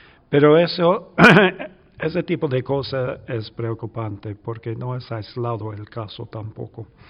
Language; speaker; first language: Spanish; non-native, fluent; English